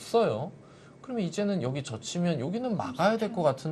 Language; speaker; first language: Korean; native; Korean